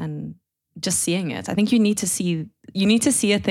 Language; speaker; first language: English; native; English